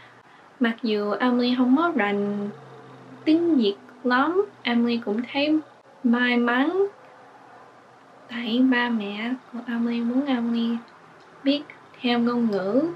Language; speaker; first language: Vietnamese; early bilingual, heritage; English